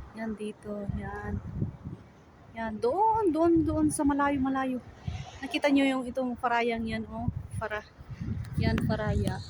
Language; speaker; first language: Filipino; native; Filipino